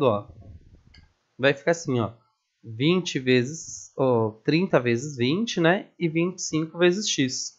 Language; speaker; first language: Portuguese; native; Portuguese